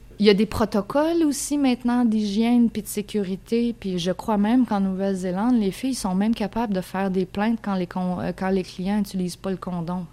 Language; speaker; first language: French; native; French